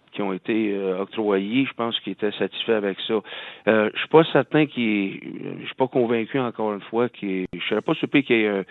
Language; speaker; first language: French; native; French